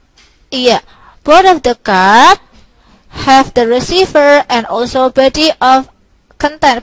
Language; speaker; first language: English; non-native, local second language; Indonesian